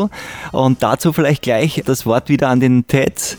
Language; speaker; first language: German; native; German